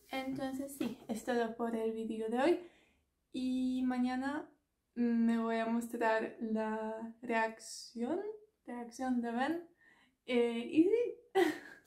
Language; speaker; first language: Spanish; non-native, learner; Polish